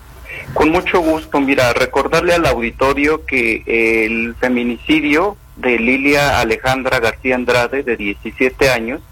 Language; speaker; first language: Spanish; native; Spanish